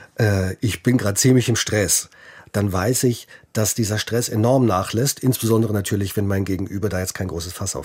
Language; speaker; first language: German; native; German